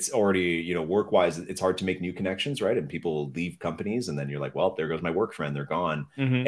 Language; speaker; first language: English; non-native, fluent; French